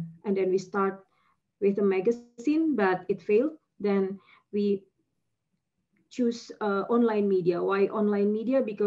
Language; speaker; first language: English; non-native, fluent; Indonesian